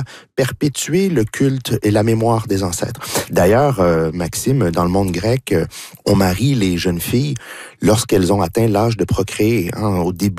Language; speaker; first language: French; native; French